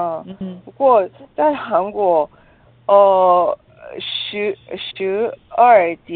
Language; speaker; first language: Chinese; non-native, learner; Korean